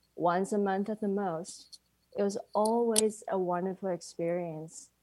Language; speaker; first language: English; non-native, local second language; Cantonese